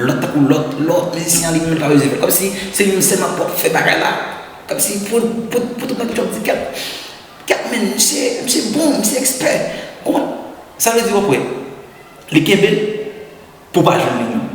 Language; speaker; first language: French; non-native, learner; Haitian Creole